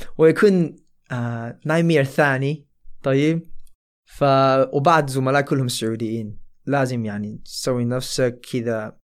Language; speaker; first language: Arabic; non-native, fluent; Chinese